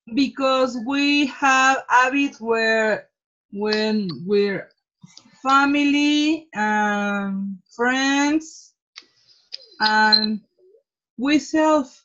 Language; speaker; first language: English; non-native, learner; Spanish